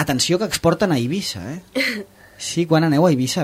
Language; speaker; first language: Catalan; native; Catalan